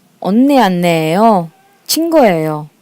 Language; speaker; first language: Korean; non-native, learner; Filipino